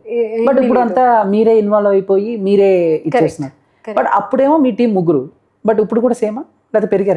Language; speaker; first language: Telugu; native; Telugu